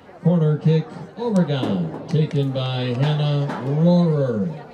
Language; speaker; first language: English; native; English